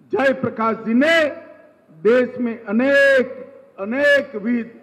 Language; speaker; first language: Hindi; non-native, local second language; Gujarati